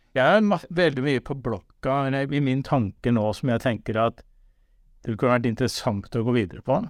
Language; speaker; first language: Norwegian; native; Norwegian